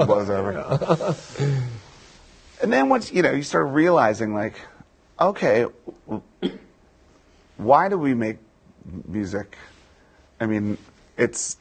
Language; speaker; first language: English; native; English